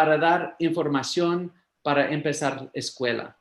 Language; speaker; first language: Spanish; early bilingual, heritage; English